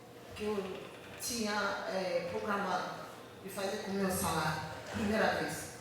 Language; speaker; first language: Portuguese; non-native, learner; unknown